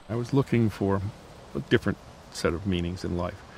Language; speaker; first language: English; native; English